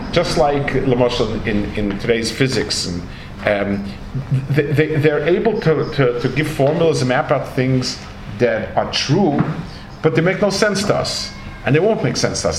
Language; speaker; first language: English; native; English